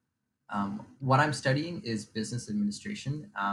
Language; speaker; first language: English; native; English